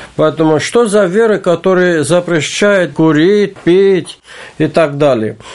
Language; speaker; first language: Russian; non-native, local second language; Armenian